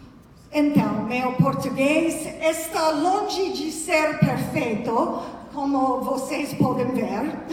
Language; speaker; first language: Portuguese; non-native, learner; English